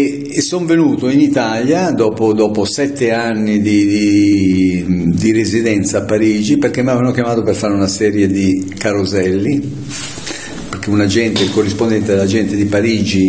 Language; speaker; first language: Italian; native; Italian